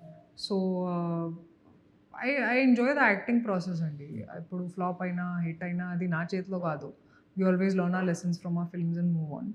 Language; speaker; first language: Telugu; non-native, local second language; Hindi